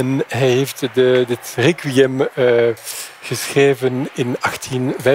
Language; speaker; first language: Dutch; non-native, fluent; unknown